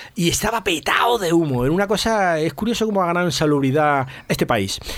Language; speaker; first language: Spanish; native; Spanish